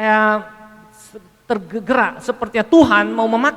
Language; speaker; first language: Indonesian; native; Indonesian